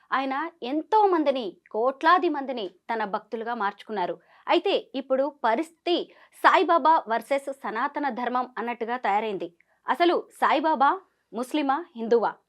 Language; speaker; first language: Telugu; native; Telugu